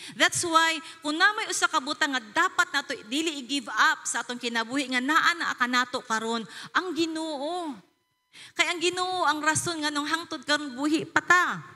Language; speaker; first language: Cebuano; native; Cebuano